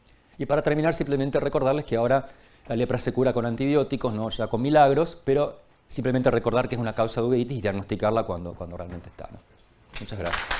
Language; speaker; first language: Spanish; native; Spanish